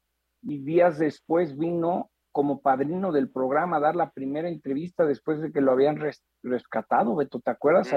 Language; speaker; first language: Spanish; native; Spanish